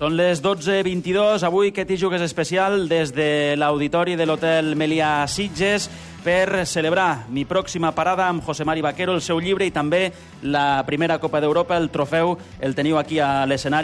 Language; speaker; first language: Catalan; native; Catalan